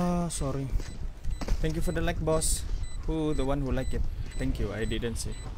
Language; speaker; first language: English; non-native, local second language; Malay